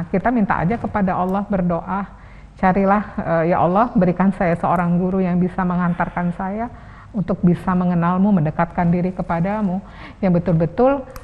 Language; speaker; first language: Indonesian; native; Indonesian